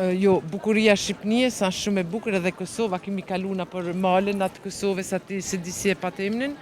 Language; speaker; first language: Albanian; early bilingual, heritage; Albanian